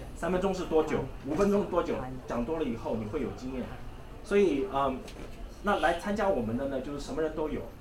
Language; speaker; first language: Chinese; native; Chinese